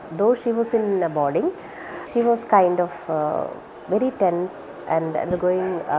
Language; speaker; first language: English; non-native, local second language; Malayalam